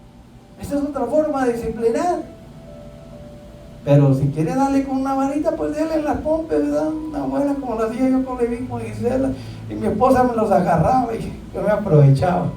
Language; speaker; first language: Spanish; native; Spanish